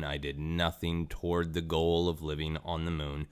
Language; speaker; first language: English; native; English